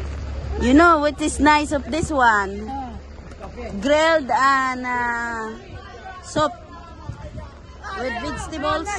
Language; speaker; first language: English; non-native, local second language; Filipino